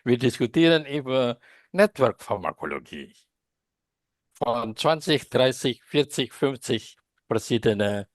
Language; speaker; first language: German; non-native, fluent; Indonesian